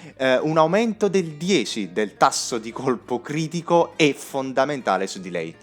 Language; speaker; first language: Italian; native; Italian